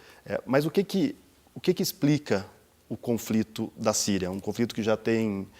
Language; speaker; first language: Portuguese; native; Portuguese